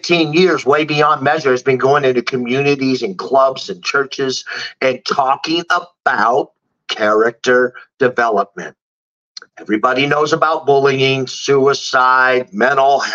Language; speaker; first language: English; native; English